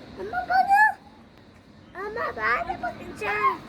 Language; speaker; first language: Turkish; early bilingual, heritage; Turkish